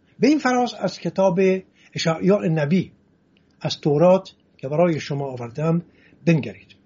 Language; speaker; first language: Persian; non-native, local second language; Assyrian Neo-Aramaic